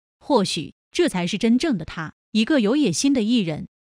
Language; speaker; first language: Chinese; native; Chinese